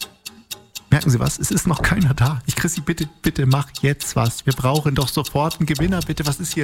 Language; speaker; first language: German; native; German